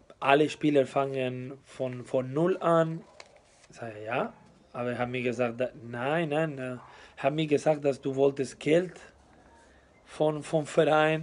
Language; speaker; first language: German; non-native, learner; Spanish